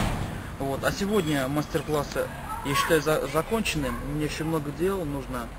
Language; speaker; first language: Russian; native; Russian